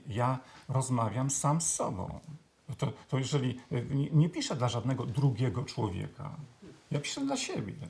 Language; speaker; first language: Polish; native; Polish